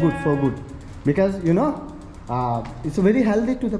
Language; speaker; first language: English; non-native, learner; Telugu